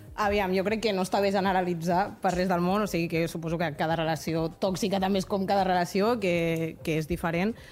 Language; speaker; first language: Catalan; non-native, local second language; Spanish